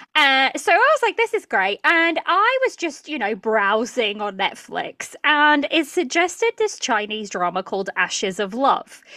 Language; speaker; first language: English; early bilingual, other home language; Portuguese